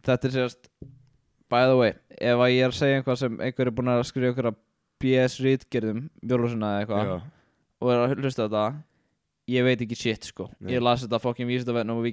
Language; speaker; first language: Icelandic; native; Icelandic